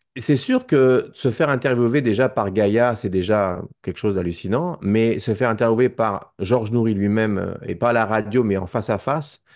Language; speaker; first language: French; native; French